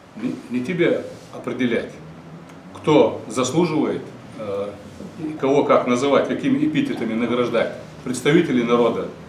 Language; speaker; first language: Russian; non-native, local second language; Ingush